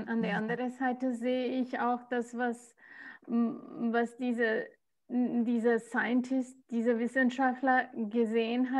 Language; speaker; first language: German; non-native, fluent; Spanish